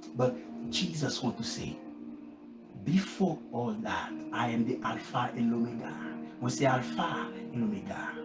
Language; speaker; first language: English; non-native, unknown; Haitian Creole